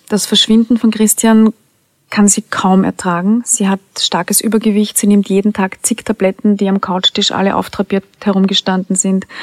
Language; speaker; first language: German; native; German